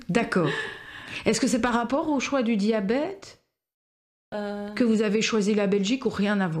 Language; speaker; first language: French; native; French